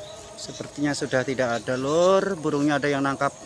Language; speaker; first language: Indonesian; non-native, local second language; Javanese